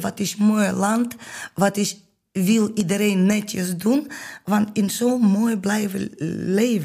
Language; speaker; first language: Dutch; non-native, learner; Ukrainian